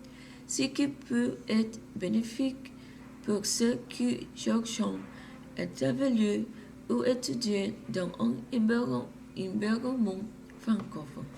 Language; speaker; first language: French; non-native, learner; Spanish